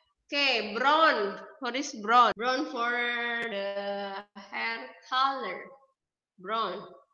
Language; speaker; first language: English; non-native, fluent; Indonesian